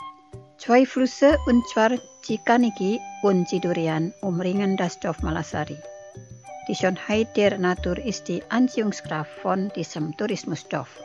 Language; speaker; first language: German; non-native, fluent; Indonesian